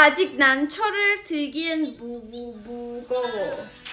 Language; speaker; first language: Korean; non-native, fluent; Thai